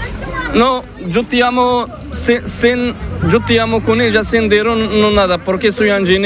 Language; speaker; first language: Spanish; non-native, learner; Arabic